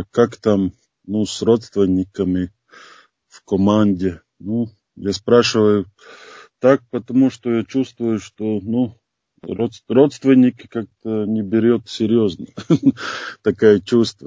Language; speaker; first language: Russian; non-native, fluent; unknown